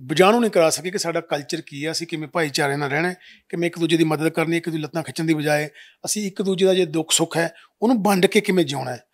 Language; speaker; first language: Punjabi; native; Punjabi